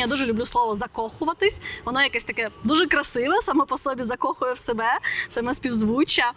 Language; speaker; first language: Ukrainian; non-native, local second language; Russian